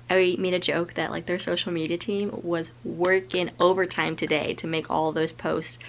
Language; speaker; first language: English; native; English